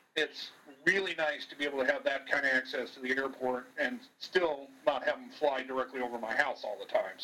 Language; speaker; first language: English; native; English